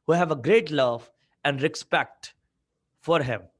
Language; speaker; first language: English; non-native, local second language; Urdu